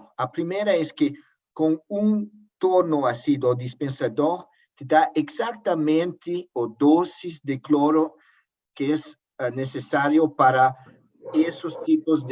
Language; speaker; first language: Portuguese; non-native, learner; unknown